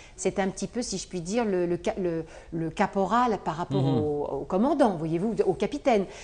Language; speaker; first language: French; native; French